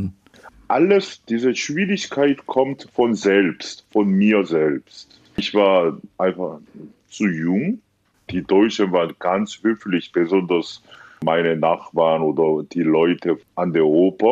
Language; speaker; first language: German; non-native, fluent; Korean